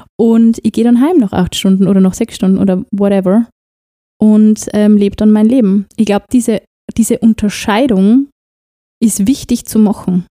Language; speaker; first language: German; native; German